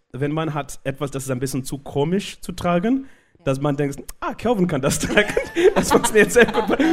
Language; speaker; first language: German; non-native, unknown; Shona